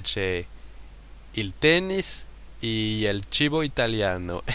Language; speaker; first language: Italian; non-native, learner; French